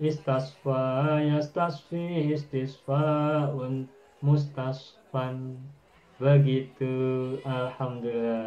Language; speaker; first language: Arabic; non-native, fluent; Indonesian